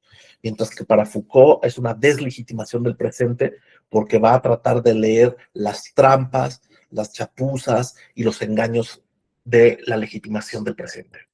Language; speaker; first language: Spanish; native; Spanish